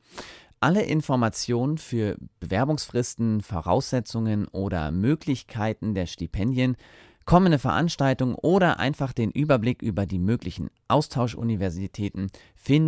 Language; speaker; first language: German; native; German